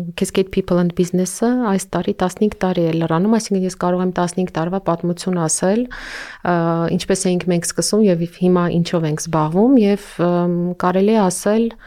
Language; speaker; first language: Armenian; native; Armenian